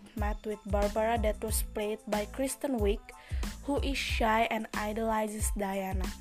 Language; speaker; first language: English; non-native, learner; Indonesian